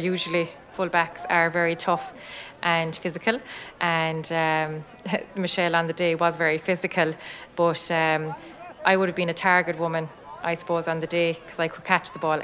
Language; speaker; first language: English; native; English